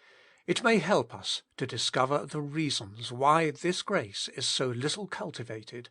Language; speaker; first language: English; native; English